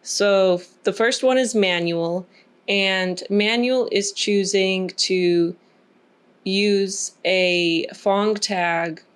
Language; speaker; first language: English; native; English